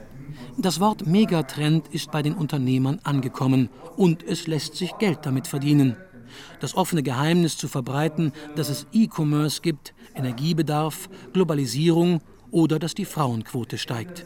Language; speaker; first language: German; native; German